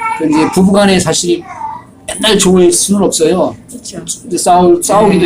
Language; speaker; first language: Korean; native; Korean